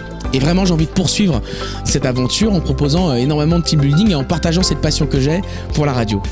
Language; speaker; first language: French; native; French